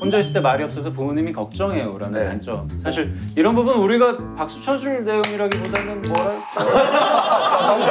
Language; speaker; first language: Korean; native; Korean